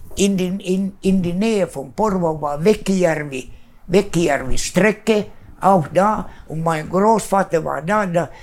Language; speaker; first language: German; non-native, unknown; Swedish